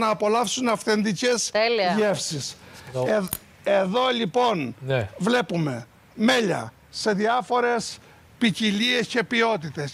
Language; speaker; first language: Greek; native; Greek